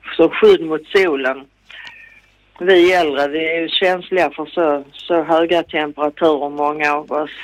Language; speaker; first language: Swedish; native; Swedish